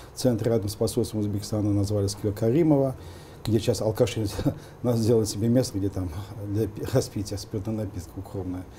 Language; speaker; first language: Russian; non-native, local second language; Uzbek